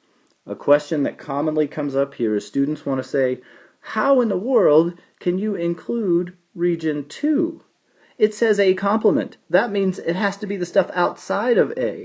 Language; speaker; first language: English; native; English